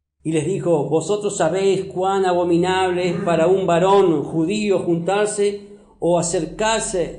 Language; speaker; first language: Spanish; native; Spanish